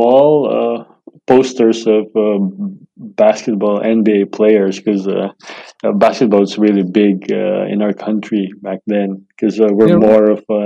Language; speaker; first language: English; non-native, local second language; Filipino